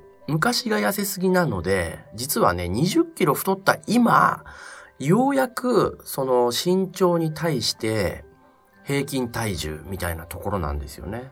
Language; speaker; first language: Japanese; native; Japanese